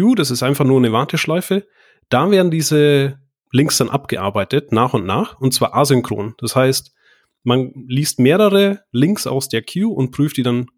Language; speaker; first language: German; native; German